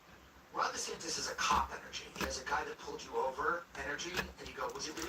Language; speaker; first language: English; native; English